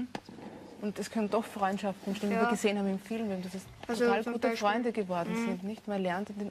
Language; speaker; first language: German; native; German